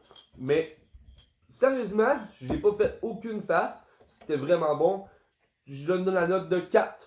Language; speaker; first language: French; native; French